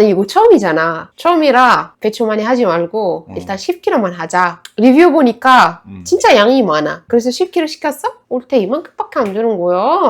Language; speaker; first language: Korean; non-native, fluent; Arabic